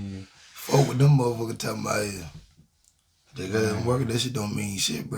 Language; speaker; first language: English; native; English